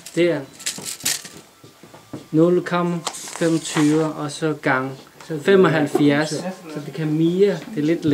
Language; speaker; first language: Danish; non-native, learner; Chinese